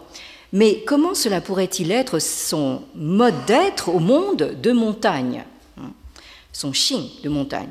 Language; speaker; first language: French; native; French